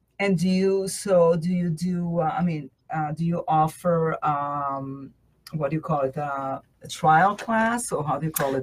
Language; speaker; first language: English; non-native, fluent; Hebrew